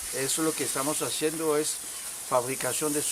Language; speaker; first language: Spanish; native; Spanish